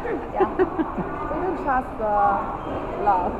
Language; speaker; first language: English; non-native, learner; Chinese